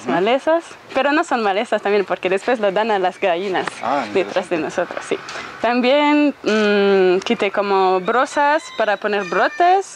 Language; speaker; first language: Spanish; non-native, fluent; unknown